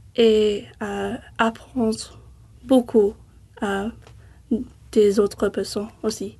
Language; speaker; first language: French; non-native, learner; English